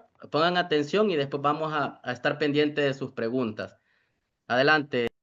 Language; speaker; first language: Spanish; native; Spanish